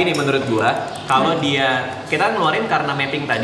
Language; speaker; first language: Indonesian; native; Indonesian